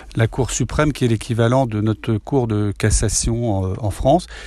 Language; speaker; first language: French; native; French